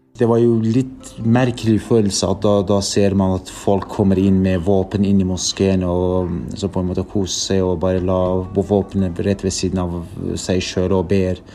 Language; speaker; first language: Norwegian; non-native, fluent; Persian